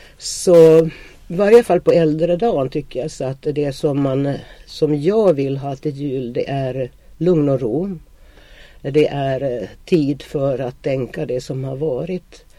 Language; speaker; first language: Swedish; early bilingual, other home language; Finnish